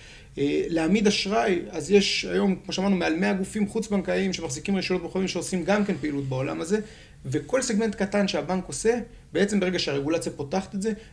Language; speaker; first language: Hebrew; native; Hebrew